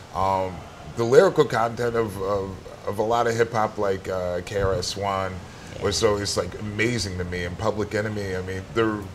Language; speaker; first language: English; native; English